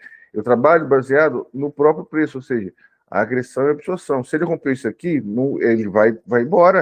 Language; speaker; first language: Portuguese; native; Portuguese